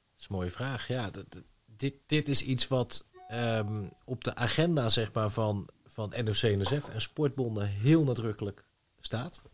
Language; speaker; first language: Dutch; native; Dutch